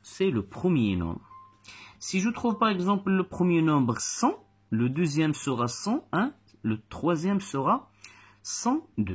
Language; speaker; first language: French; non-native, local second language; Arabic